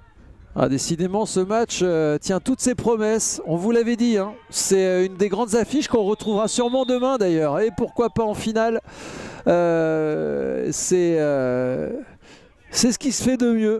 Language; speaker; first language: French; native; French